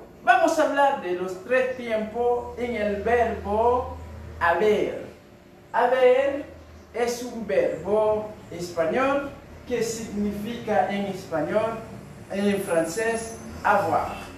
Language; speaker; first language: Spanish; non-native, fluent; Haitian Creole